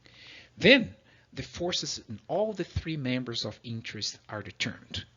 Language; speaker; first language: English; non-native, fluent; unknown